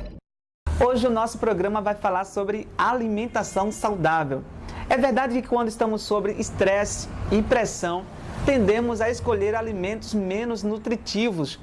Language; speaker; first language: Portuguese; native; Portuguese